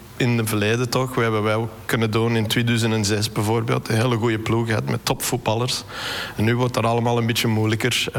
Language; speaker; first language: Dutch; non-native, fluent; English